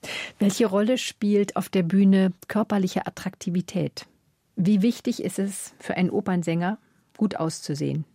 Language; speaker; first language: German; native; German